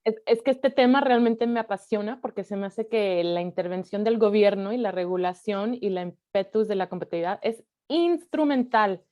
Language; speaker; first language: Spanish; early bilingual, heritage; Spanish